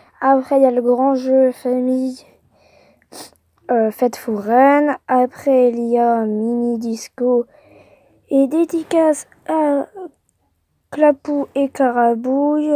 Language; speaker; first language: French; native; French